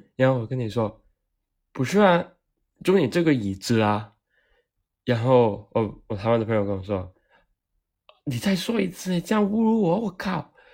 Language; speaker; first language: Chinese; non-native, local second language; Cantonese